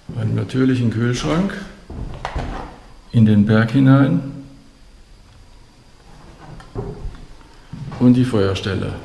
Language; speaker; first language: German; native; German